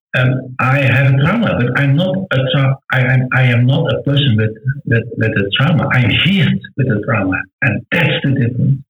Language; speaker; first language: English; non-native, learner; Dutch